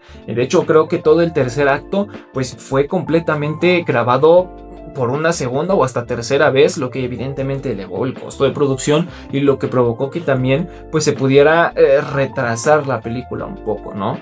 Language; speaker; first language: Spanish; native; Spanish